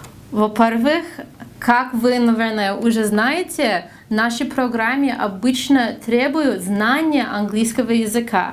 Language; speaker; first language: Russian; non-native, fluent; English